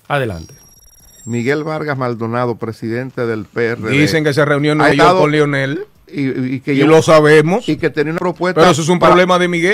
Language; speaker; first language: Spanish; native; Spanish